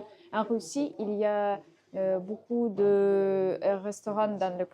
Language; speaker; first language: French; non-native, learner; Russian